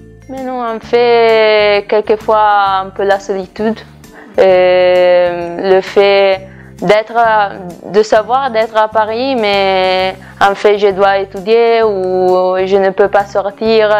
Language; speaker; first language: French; non-native, fluent; Italian